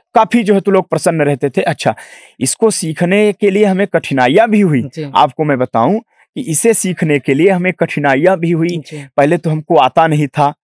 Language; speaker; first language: Hindi; native; Hindi